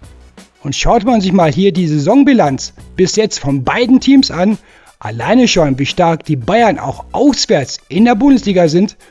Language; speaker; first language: German; native; German